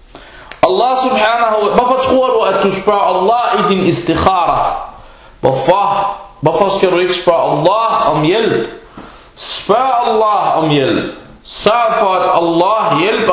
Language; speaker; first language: Danish; non-native, fluent; Arabic